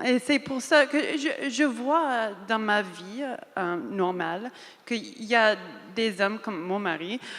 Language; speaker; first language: French; non-native, fluent; English